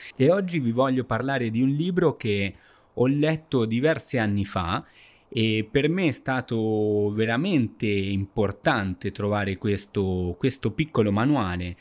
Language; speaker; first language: Italian; non-native, fluent; Spanish